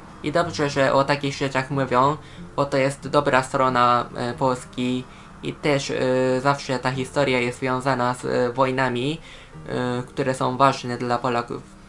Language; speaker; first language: Polish; non-native, fluent; Japanese